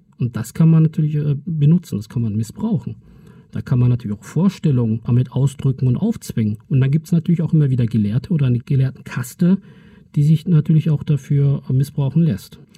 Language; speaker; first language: German; early bilingual, other home language; Turkish